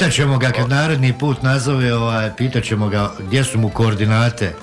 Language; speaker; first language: Bosnian; native; Bosnian